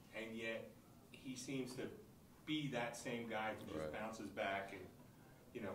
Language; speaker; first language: English; native; English